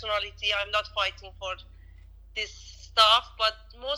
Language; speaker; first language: English; non-native, learner; Persian